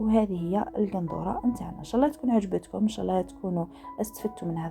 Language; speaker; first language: Arabic; native; Arabic